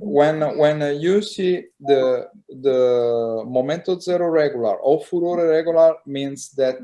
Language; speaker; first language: English; non-native, learner; Italian